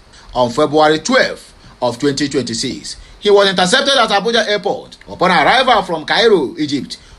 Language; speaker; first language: English; non-native, local second language; Igbo